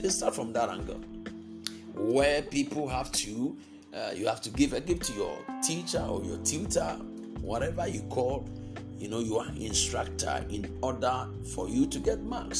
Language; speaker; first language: English; non-native, local second language; Akan